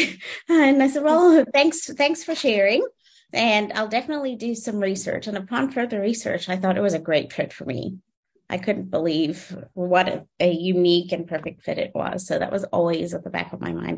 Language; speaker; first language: English; non-native, local second language; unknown